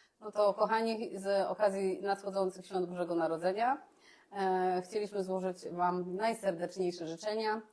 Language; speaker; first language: Polish; native; Polish